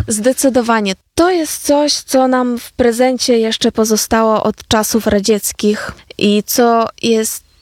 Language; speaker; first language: Polish; non-native, fluent; Ukrainian